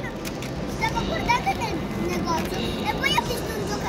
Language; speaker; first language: Italian; early bilingual, other home language; Filipino